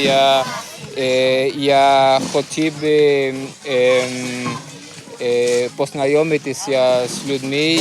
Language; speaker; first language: Ukrainian; non-native, learner; Spanish